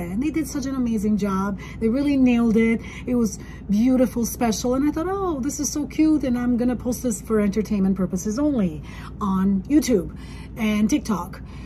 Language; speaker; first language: English; non-native, fluent; Albanian